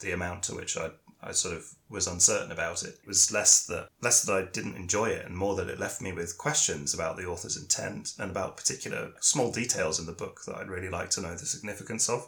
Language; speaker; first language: English; native; English